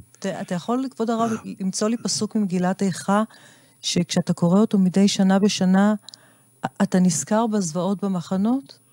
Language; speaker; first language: Hebrew; native; Hebrew